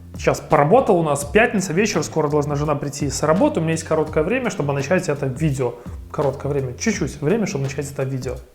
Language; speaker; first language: Russian; native; Russian